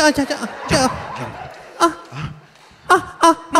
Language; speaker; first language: Spanish; native; Spanish